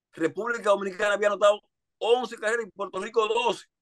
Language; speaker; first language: Spanish; native; Spanish